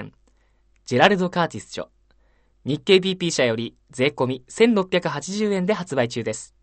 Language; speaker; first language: Japanese; native; Japanese